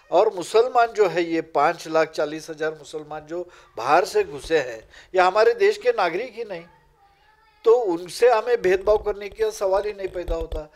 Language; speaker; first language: Urdu; non-native, local second language; Marathi